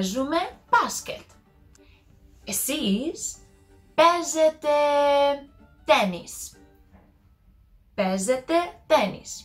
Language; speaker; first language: Greek; non-native, learner; English